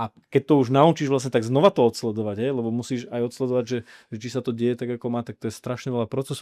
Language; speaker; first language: Slovak; native; Slovak